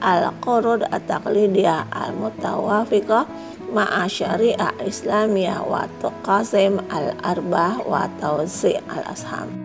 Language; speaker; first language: Arabic; non-native, fluent; Indonesian